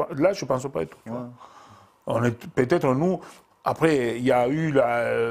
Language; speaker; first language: French; non-native, fluent; Spanish